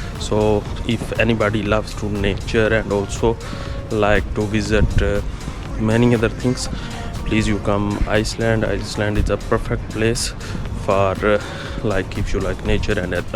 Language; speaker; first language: English; non-native, learner; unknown